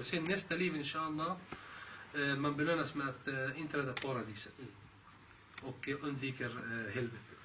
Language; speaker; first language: Swedish; early bilingual, other home language; Arabic